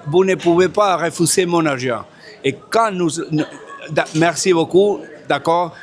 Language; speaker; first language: French; non-native, fluent; Spanish